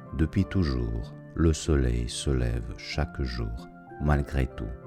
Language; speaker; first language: French; non-native, fluent; Russian